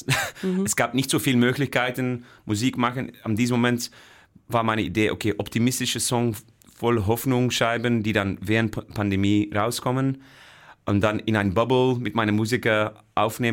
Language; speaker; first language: German; non-native, fluent; Dutch